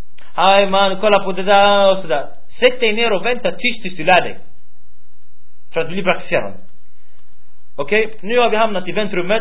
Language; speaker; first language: Swedish; early bilingual, other home language; Arabic